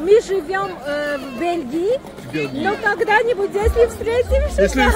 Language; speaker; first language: Russian; non-native, fluent; Armenian